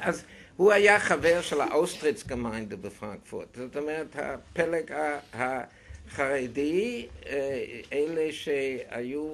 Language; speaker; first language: Hebrew; non-native, fluent; German